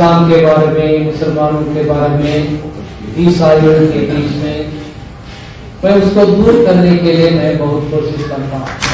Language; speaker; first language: Hindi; non-native, local second language; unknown